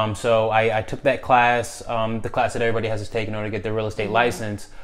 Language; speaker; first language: English; native; English